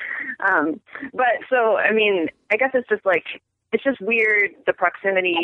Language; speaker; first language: English; native; English